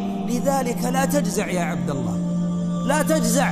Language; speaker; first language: Arabic; native; Arabic